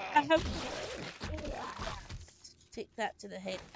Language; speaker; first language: English; native; English